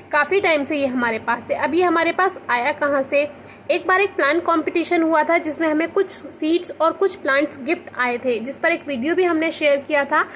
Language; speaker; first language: Hindi; native; Hindi